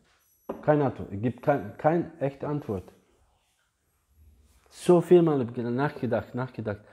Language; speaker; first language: German; non-native, fluent; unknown